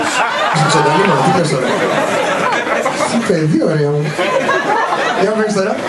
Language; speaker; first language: Greek; native; Greek